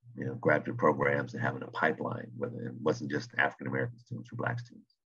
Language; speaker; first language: English; native; English